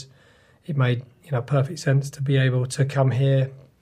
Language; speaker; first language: English; native; English